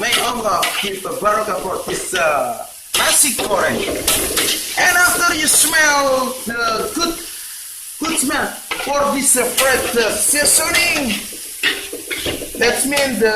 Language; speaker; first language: English; non-native, learner; Indonesian